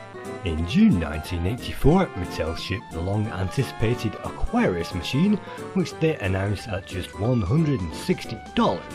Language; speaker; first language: English; native; English